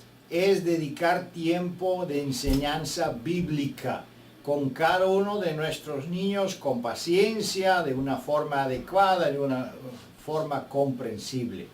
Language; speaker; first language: Spanish; non-native, fluent; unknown